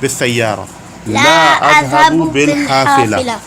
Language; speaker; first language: Arabic; non-native, fluent; Urdu